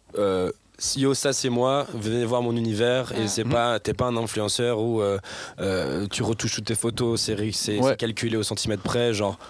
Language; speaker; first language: French; native; French